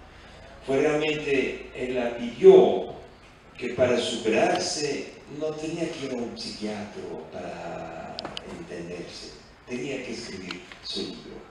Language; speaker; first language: Spanish; non-native, fluent; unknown